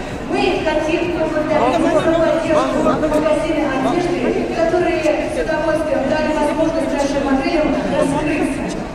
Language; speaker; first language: Russian; native; Russian